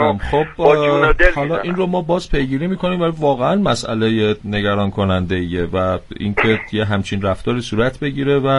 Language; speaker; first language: Persian; native; Persian